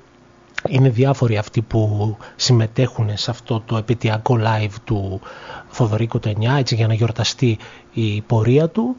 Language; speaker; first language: Greek; native; Greek